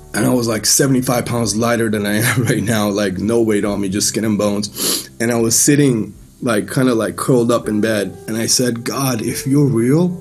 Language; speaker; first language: English; early bilingual, other home language; Persian